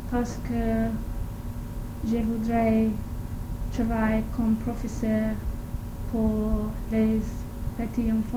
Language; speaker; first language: French; non-native, learner; English